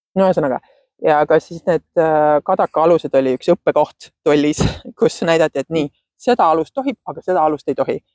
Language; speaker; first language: Estonian; native; Estonian